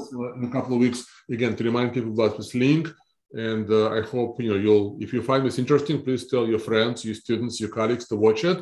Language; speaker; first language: English; non-native, fluent; Russian